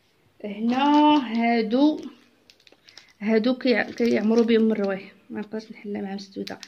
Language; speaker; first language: Arabic; native; Arabic